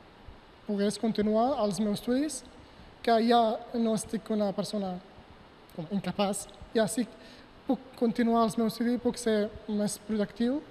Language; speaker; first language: Catalan; non-native, learner; Arabic